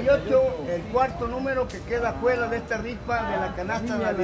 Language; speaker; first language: Spanish; native; Spanish